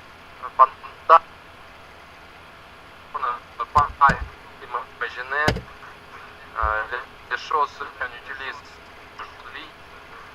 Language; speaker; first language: French; non-native, learner; Russian